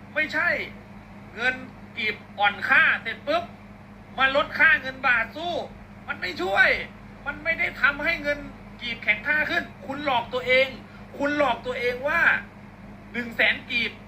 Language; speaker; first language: Thai; native; Thai